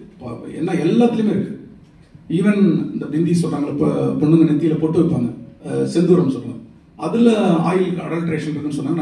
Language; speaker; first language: Tamil; native; Tamil